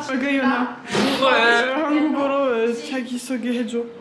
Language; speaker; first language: Korean; non-native, learner; French